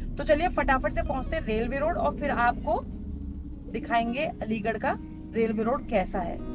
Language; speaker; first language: Hindi; native; Hindi